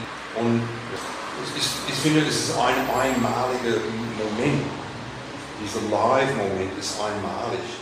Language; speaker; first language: German; non-native, fluent; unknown